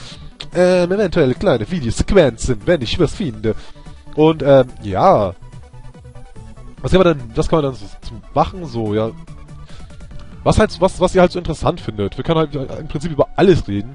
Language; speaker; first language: German; native; German